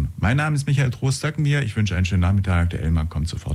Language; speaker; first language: German; native; German